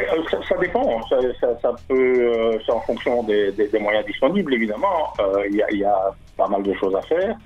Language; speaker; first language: French; native; French